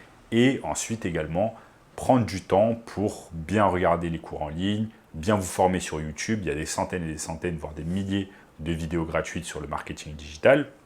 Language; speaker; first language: French; native; French